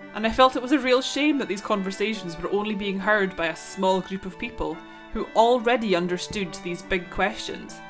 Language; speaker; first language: English; non-native, local second language; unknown